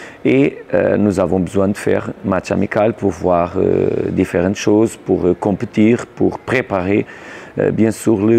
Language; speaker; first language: French; non-native, learner; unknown